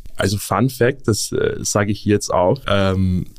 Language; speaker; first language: German; native; German